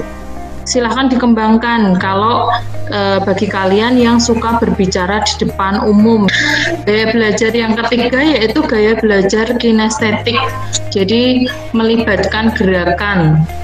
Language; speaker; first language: Indonesian; native; Indonesian